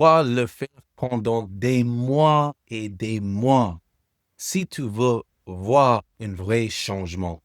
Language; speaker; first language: French; non-native, fluent; English